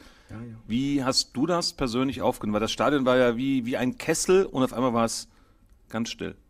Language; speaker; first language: German; native; German